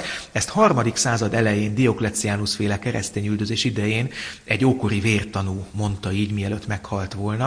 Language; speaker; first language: Hungarian; native; Hungarian